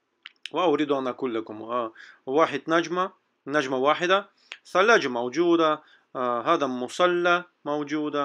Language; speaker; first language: Arabic; non-native, fluent; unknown